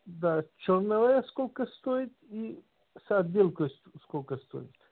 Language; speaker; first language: Russian; non-native, learner; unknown